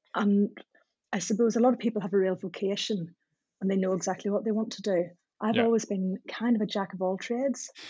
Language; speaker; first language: English; native; English